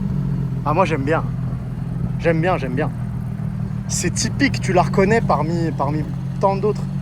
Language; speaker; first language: French; native; French